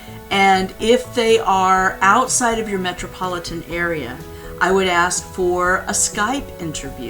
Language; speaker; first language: English; native; English